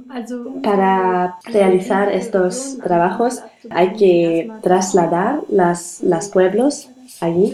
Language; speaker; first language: Spanish; non-native, learner; German